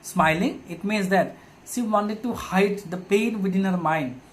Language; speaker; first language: English; non-native, local second language; Assamese